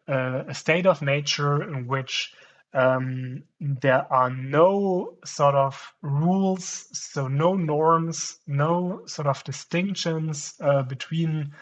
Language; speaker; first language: English; non-native, fluent; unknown